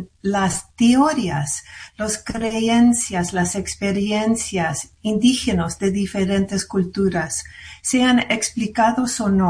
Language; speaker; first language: Spanish; early bilingual, heritage; Spanish